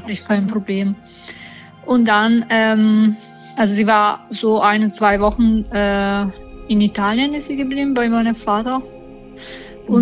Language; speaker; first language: German; non-native, learner; Italian